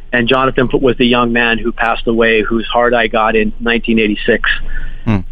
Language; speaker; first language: English; native; English